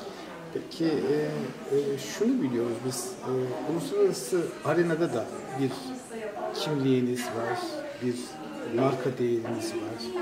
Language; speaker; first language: Turkish; native; Turkish